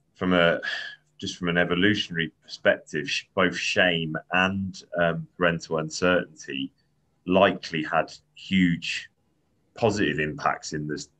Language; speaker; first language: English; native; English